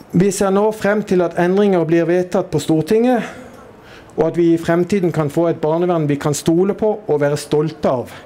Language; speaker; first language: Norwegian; native; Norwegian